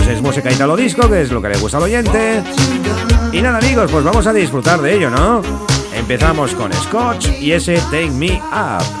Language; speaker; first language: Spanish; native; Spanish